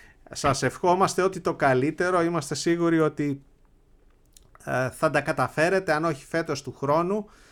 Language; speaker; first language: Greek; native; Greek